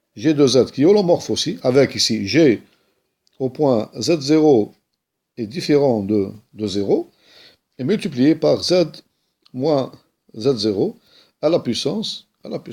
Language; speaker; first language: French; non-native, local second language; Arabic